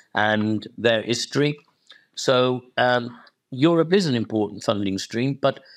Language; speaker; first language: English; native; English